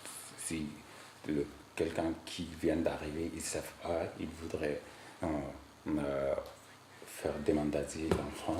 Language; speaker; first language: French; non-native, learner; Arabic